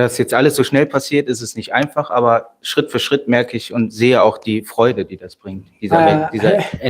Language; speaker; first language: German; native; German